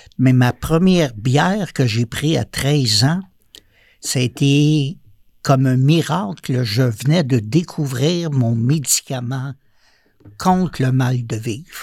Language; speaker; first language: French; native; French